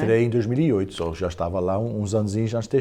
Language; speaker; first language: Portuguese; early bilingual, heritage; Portuguese